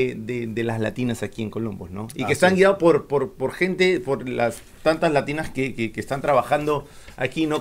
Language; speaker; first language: Spanish; native; Spanish